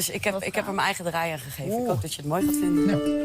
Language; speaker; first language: Dutch; native; Dutch